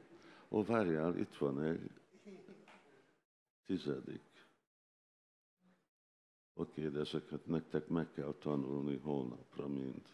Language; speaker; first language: Hungarian; non-native, learner; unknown